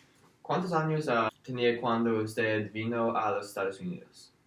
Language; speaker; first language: Spanish; non-native, learner; English